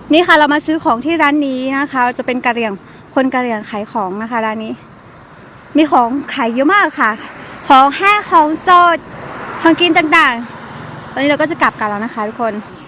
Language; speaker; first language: Thai; non-native, local second language; S'gaw Karen